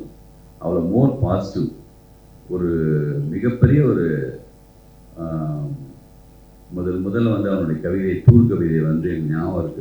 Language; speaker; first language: Tamil; native; Tamil